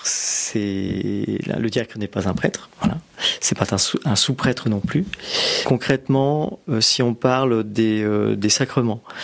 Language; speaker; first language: French; native; French